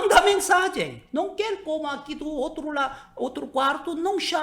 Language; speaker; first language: Portuguese; non-native, learner; Korean